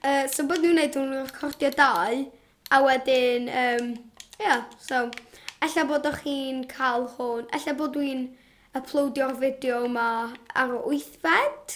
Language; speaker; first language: Welsh; non-native, local second language; English